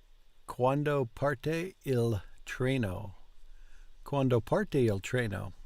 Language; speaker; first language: Italian; non-native, learner; English